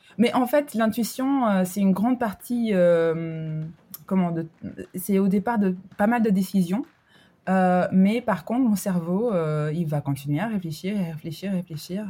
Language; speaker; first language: French; early bilingual, other home language; Albanian